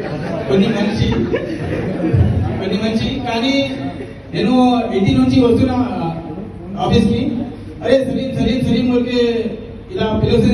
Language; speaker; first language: Telugu; non-native, local second language; Hindi